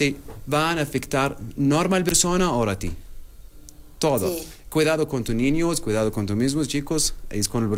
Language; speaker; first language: Spanish; non-native, learner; Arabic